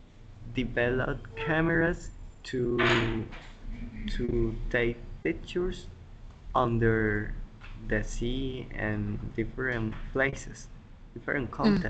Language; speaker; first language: English; non-native, learner; Spanish